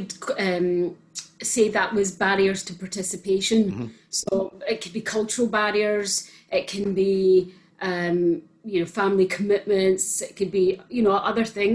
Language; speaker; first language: English; native; English